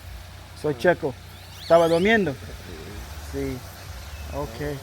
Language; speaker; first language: Spanish; non-native, learner; English